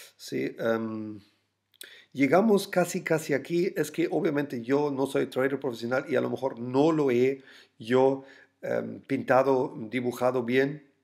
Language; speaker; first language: Spanish; non-native, fluent; German